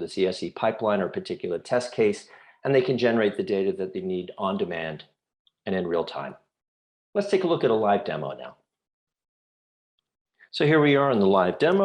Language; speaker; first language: English; native; English